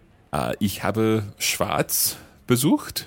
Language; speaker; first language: German; non-native, learner; English